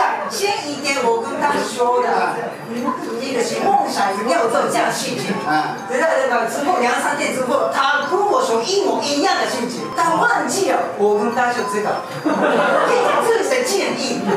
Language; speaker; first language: Chinese; non-native, fluent; Japanese